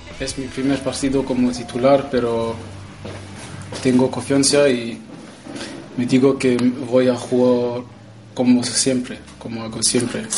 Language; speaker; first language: Spanish; non-native, learner; French